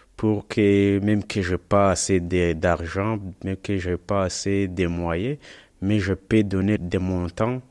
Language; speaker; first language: French; non-native, local second language; Kinyarwanda